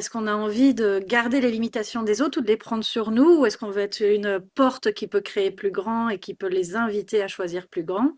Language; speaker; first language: French; native; French